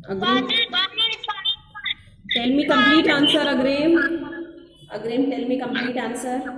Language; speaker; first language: English; non-native, local second language; Hindi